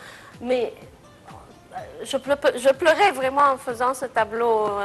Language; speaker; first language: French; non-native, fluent; Arabic